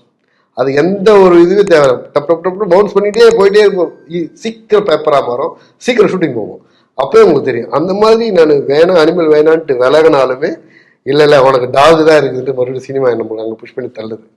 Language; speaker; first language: Tamil; native; Tamil